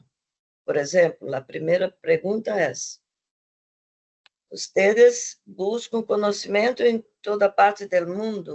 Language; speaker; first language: Portuguese; non-native, fluent; Spanish